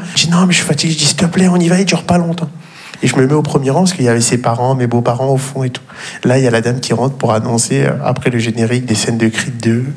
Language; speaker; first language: French; native; French